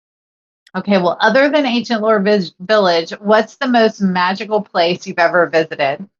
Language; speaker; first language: English; native; English